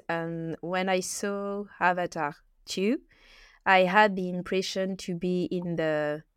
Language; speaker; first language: English; non-native, learner; French